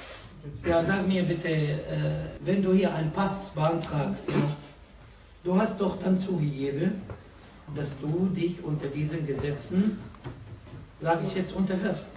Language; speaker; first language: German; non-native, fluent; Arabic